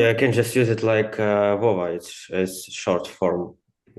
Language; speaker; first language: English; non-native, learner; Ukrainian